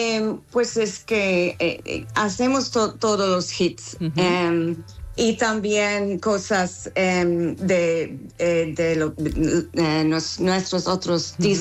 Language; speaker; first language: Spanish; non-native, learner; English